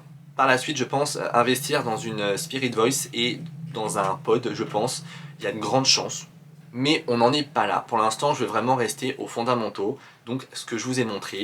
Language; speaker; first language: French; native; French